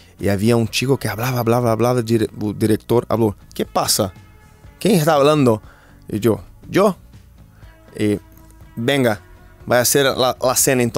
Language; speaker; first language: Spanish; non-native, fluent; Portuguese